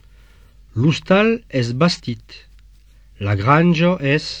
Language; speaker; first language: Catalan; non-native, learner; Italian